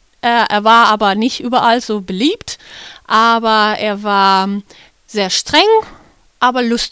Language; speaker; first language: German; non-native, fluent; Spanish